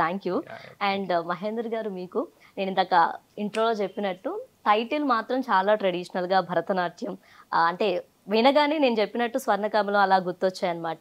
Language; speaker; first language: Telugu; native; Telugu